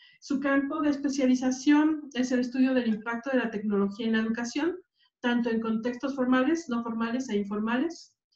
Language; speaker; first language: Spanish; native; Spanish